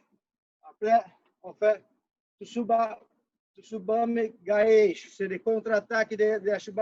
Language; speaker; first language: French; non-native, fluent; Portuguese